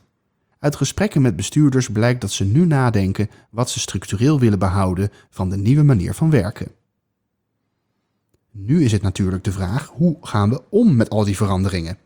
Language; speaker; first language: Dutch; native; Dutch